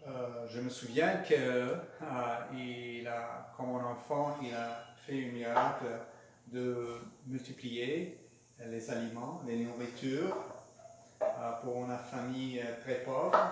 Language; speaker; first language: French; non-native, learner; Spanish